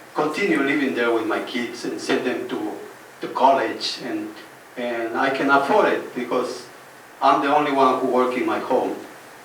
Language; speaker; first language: English; non-native, fluent; Spanish